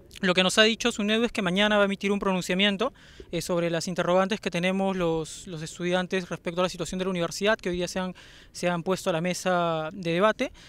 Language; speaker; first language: Spanish; native; Spanish